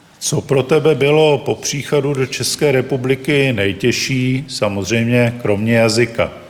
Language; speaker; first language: Czech; native; Czech